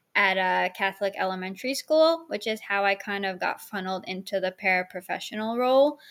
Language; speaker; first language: English; native; English